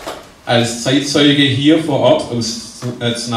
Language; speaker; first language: German; native; German